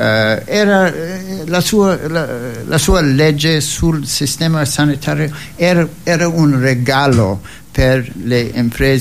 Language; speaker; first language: Italian; non-native, fluent; English